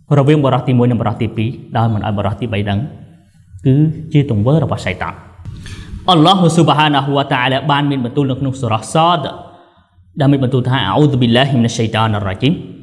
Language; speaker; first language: Khmer; non-native, local second language; Eastern Cham